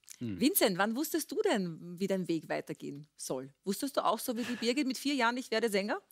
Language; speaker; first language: German; native; German